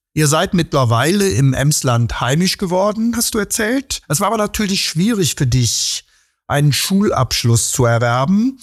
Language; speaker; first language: German; native; German